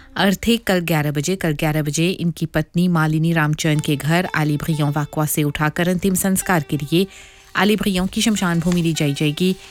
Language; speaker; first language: Hindi; non-native, local second language; Morisyen